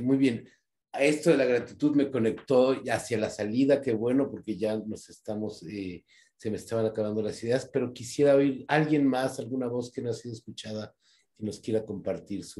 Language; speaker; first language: Spanish; native; Spanish